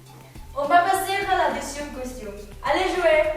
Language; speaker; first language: French; non-native, learner; Spanish